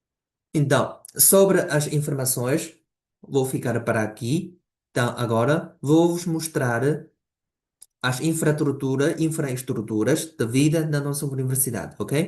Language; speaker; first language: Portuguese; non-native, fluent; Chinese